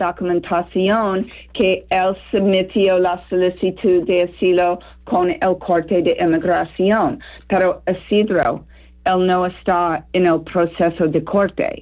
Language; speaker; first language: Spanish; non-native, fluent; English